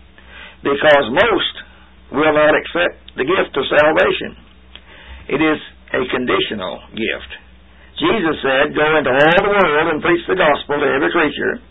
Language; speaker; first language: English; native; English